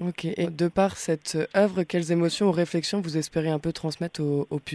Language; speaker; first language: French; native; French